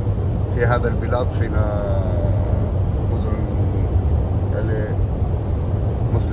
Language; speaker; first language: Arabic; non-native, fluent; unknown